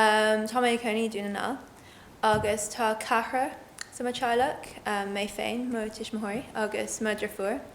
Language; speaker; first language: Irish; non-native, learner; English